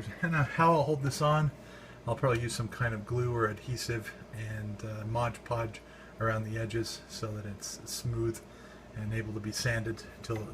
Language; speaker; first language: English; native; English